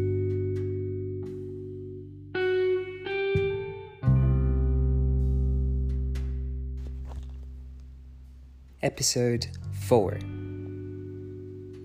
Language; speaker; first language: English; non-native, local second language; Hindi